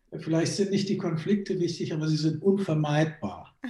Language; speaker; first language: German; native; German